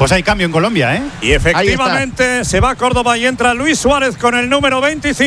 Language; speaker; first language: Spanish; native; Spanish